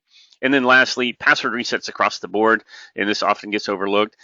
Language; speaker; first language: English; native; English